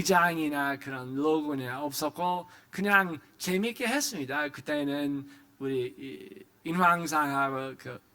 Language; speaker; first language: Korean; non-native, fluent; English